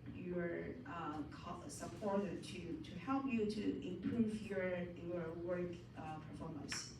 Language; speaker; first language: English; non-native, fluent; Chinese